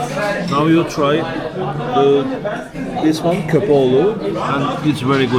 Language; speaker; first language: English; non-native, learner; Turkish